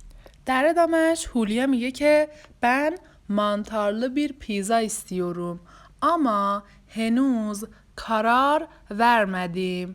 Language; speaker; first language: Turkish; non-native, fluent; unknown